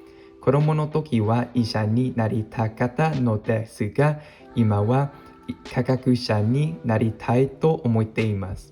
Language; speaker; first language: Japanese; non-native, learner; English